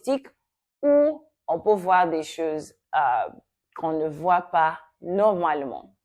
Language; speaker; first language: French; non-native, fluent; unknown